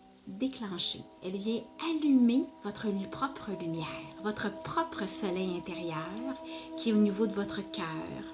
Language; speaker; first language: French; native; French